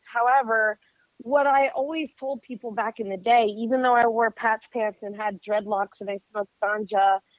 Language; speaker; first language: English; native; English